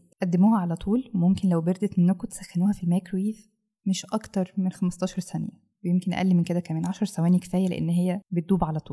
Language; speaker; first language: Arabic; native; Arabic